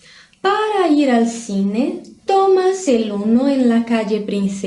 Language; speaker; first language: Spanish; non-native, fluent; Portuguese